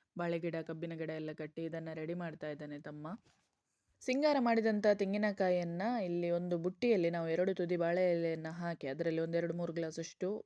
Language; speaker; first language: Kannada; non-native, local second language; Konkani